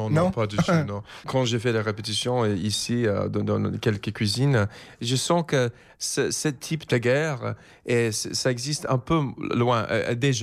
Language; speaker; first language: French; non-native, learner; English